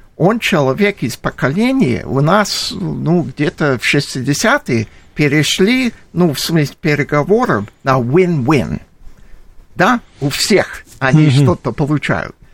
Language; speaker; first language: Russian; non-native, fluent; English